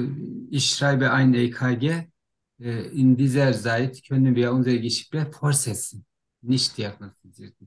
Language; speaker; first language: German; non-native, learner; Turkish